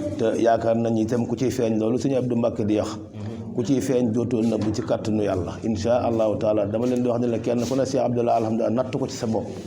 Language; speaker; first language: Wolof; native; Wolof